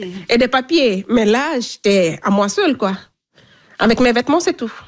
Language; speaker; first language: French; non-native, local second language; Fula